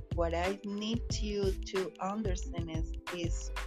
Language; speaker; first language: English; non-native, learner; Spanish